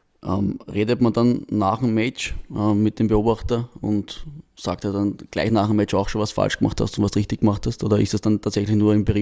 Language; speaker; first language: German; native; German